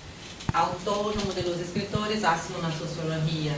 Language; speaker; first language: Spanish; non-native, fluent; Portuguese